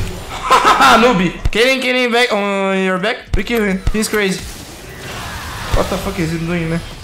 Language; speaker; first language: English; non-native, learner; Portuguese